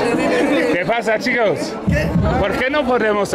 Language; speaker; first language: Spanish; non-native, learner; English